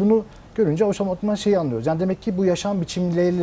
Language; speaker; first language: Turkish; native; Turkish